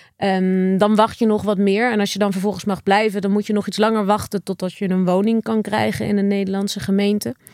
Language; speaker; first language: Dutch; native; Dutch